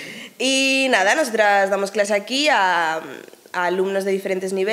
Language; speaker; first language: Spanish; native; Spanish